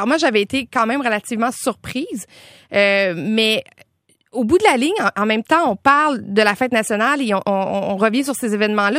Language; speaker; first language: French; native; French